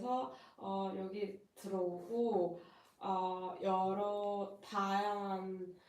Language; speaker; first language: Korean; non-native, fluent; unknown